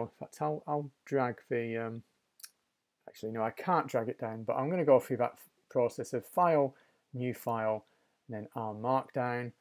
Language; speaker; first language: English; native; English